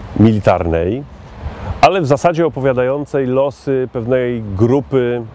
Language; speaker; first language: Polish; native; Polish